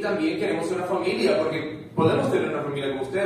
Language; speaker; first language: Spanish; native; Spanish